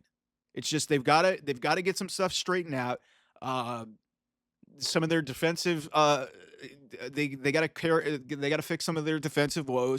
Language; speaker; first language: English; native; English